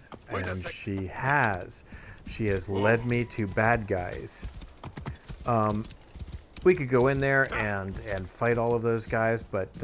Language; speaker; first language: English; native; English